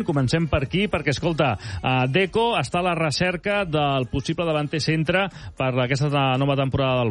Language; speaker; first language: Catalan; native; Catalan